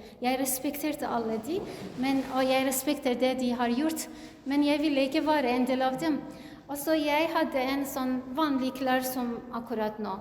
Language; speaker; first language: Norwegian; non-native, learner; Kurdish